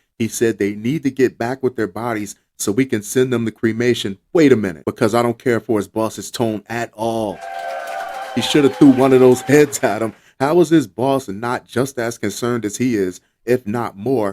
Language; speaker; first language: English; native; English